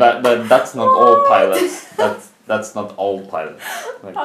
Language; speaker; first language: English; non-native, fluent; Norwegian